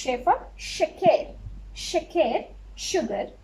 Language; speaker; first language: Turkish; non-native, fluent; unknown